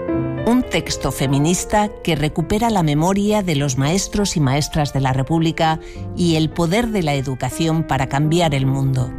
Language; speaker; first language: Spanish; native; Spanish